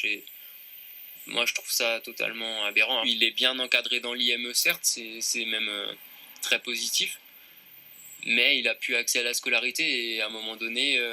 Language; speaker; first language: French; native; French